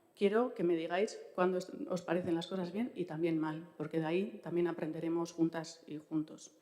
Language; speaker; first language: Spanish; non-native, local second language; Basque